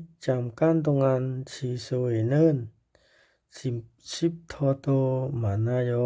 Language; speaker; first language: Korean; non-native, fluent; Khmer